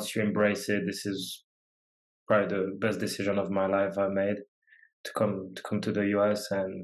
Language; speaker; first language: English; non-native, fluent; French